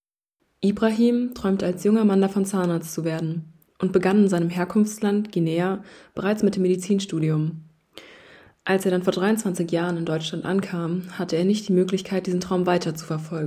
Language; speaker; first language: German; native; German